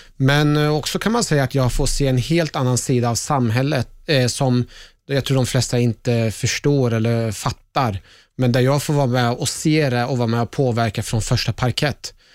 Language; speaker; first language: Swedish; early bilingual, other home language; Persian